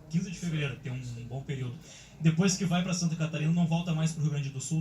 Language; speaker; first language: Portuguese; native; Portuguese